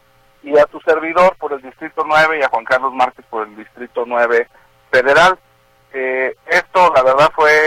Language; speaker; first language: Spanish; native; Spanish